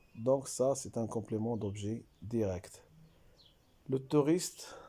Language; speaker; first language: French; non-native, local second language; Arabic